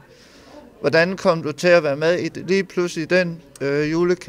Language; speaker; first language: Danish; native; Danish